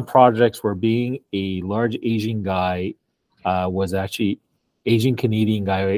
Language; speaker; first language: English; native; English